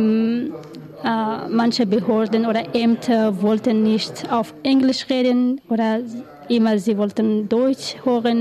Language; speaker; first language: German; non-native, learner; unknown